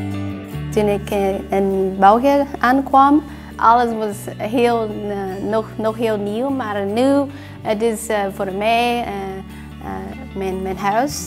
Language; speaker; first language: Dutch; non-native, learner; Vietnamese